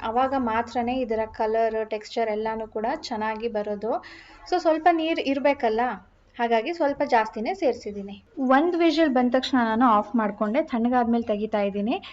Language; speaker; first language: Kannada; non-native, local second language; Marathi